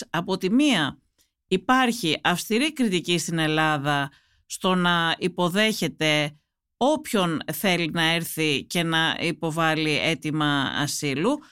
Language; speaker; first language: Greek; native; Greek